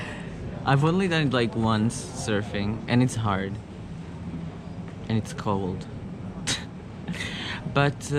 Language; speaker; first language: English; non-native, fluent; Slovak